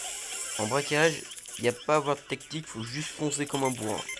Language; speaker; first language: French; native; French